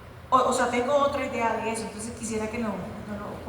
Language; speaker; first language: Spanish; native; Spanish